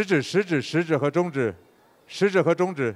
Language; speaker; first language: Chinese; native; Chinese